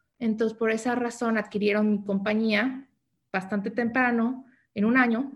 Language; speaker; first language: Spanish; native; Spanish